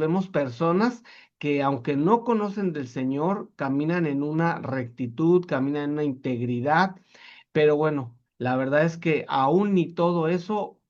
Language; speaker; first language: Spanish; native; Spanish